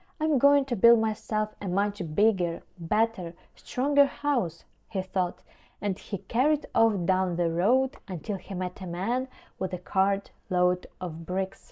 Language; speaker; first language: English; non-native, fluent; Ukrainian